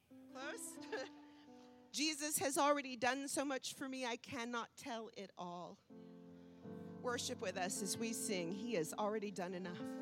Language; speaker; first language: English; native; English